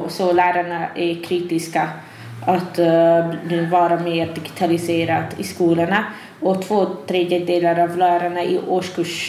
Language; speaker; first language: Swedish; non-native, fluent; Hungarian